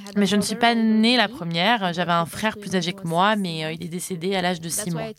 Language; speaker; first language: French; non-native, fluent; Arabic